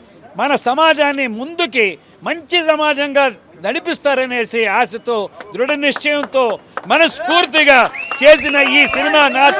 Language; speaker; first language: Telugu; native; Telugu